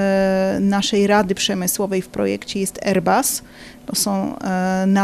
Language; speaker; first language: Polish; native; Polish